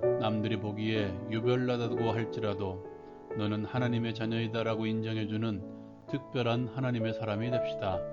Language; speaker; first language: Korean; native; Korean